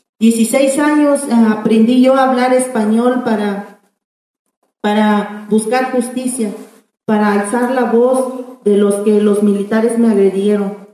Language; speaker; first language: Spanish; non-native, local second language; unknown